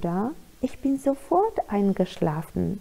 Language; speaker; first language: German; non-native, fluent; Polish